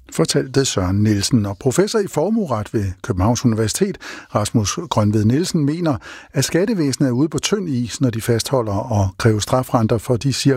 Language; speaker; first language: Danish; native; Danish